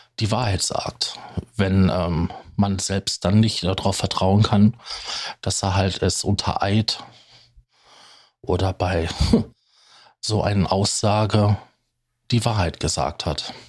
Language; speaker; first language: German; native; German